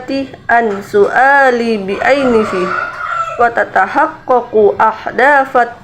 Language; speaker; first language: Arabic; non-native, learner; Indonesian